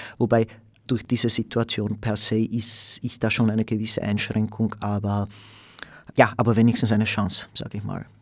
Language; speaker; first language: German; non-native, fluent; Slovak